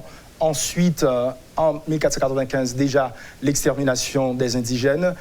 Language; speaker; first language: French; non-native, local second language; Haitian Creole